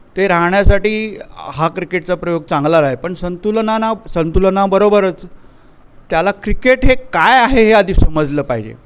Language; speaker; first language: Marathi; native; Marathi